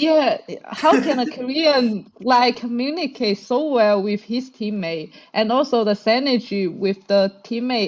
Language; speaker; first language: English; non-native, fluent; Chinese